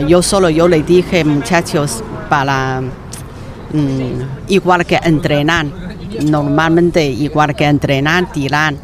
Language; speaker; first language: Spanish; non-native, learner; Chinese